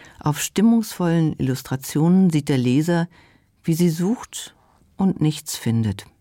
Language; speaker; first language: German; non-native, local second language; Luxembourgish